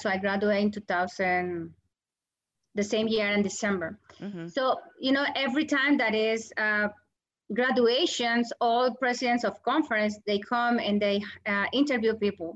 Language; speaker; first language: English; non-native, learner; Spanish